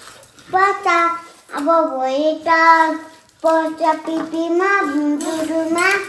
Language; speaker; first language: Nepali; early bilingual, heritage; Nepali